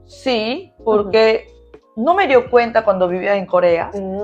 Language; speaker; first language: Spanish; non-native, learner; Korean